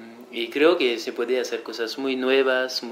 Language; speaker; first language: Spanish; non-native, fluent; French